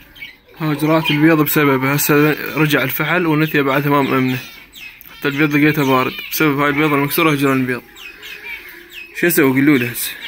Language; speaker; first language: Arabic; native; Arabic